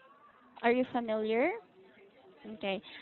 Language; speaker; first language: English; non-native, local second language; Filipino